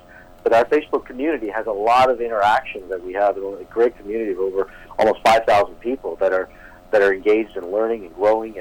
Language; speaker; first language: English; native; English